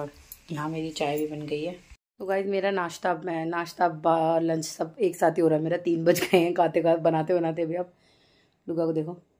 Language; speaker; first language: Hindi; native; Hindi